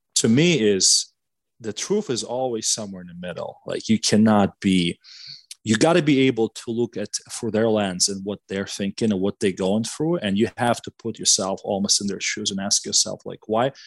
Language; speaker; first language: English; non-native, fluent; Russian